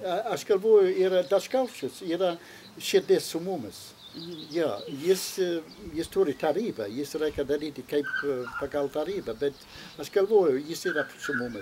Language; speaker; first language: Lithuanian; non-native, learner; English